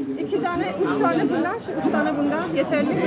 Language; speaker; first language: Turkish; non-native, learner; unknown